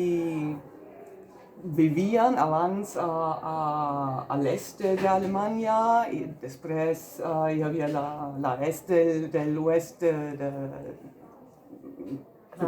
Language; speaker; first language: Catalan; non-native, fluent; German